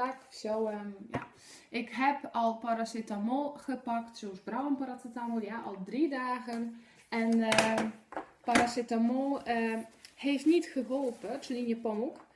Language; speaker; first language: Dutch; non-native, fluent; Polish